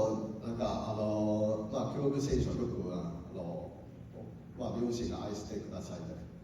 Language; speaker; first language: Japanese; non-native, learner; Cantonese